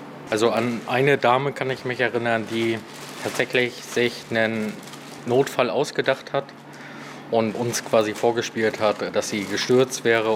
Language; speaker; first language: German; native; German